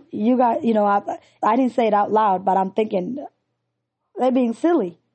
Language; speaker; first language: English; non-native, fluent; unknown